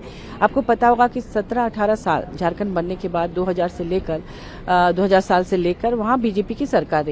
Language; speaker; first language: Hindi; native; Hindi